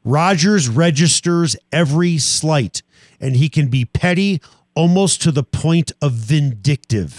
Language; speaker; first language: English; native; English